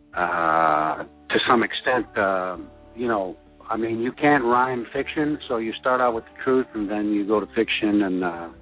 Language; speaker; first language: English; early bilingual, other home language; French